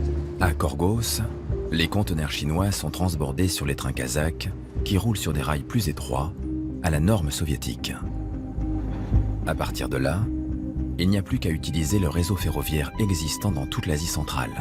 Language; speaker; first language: French; native; French